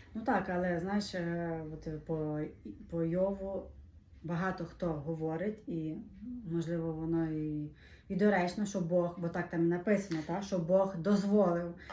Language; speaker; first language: Ukrainian; native; Ukrainian